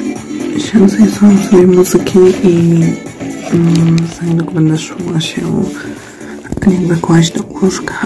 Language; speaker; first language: Polish; native; Polish